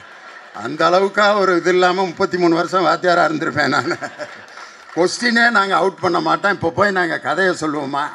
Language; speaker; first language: Tamil; native; Tamil